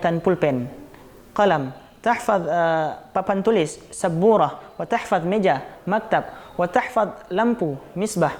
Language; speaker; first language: Arabic; non-native, fluent; Indonesian